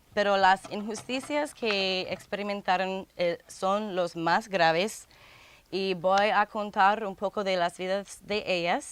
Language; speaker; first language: Spanish; non-native, fluent; English